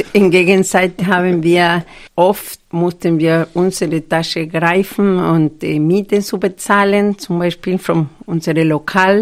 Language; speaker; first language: German; non-native, fluent; Spanish